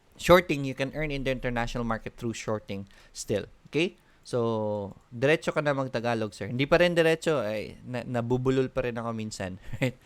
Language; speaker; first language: Filipino; non-native, local second language; Cebuano